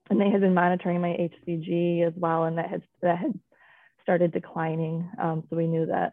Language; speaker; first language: English; native; English